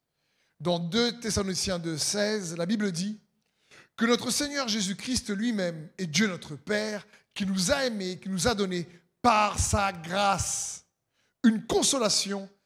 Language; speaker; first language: French; native; French